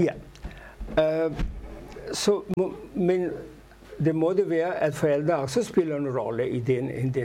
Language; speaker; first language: Danish; non-native, fluent; Urdu